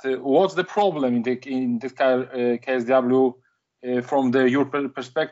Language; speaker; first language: English; non-native, learner; Polish